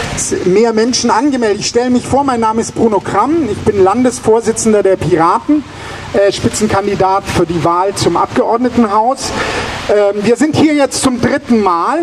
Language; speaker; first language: German; native; German